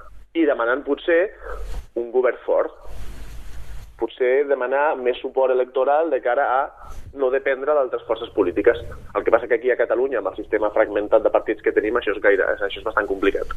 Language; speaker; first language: Catalan; native; Catalan